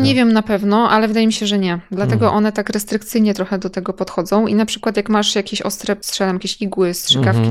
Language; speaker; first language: Polish; native; Polish